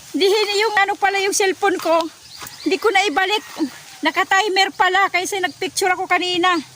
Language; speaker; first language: Filipino; non-native, local second language; Waray